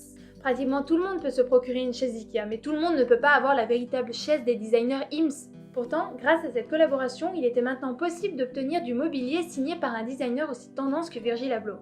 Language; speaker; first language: French; native; French